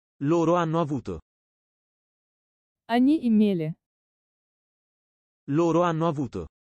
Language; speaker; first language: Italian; non-native, fluent; Russian